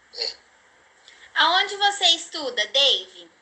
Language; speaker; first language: Portuguese; native; Portuguese